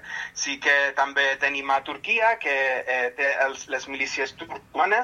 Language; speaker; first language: Catalan; non-native, fluent; Arabic